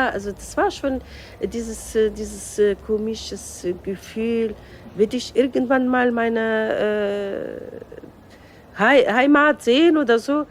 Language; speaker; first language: German; non-native, fluent; Arabic